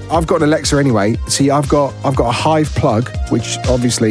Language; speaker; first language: English; native; English